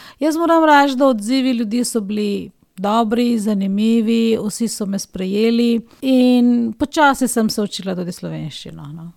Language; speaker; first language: Slovenian; non-native, fluent; Hindi